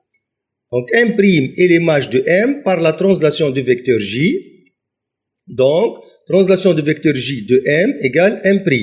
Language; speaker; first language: French; non-native, local second language; Arabic